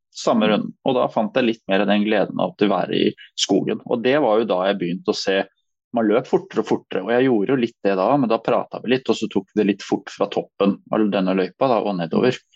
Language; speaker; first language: Norwegian; native; Norwegian